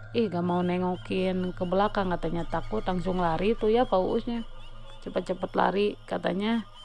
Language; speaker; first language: Indonesian; non-native, local second language; Sundanese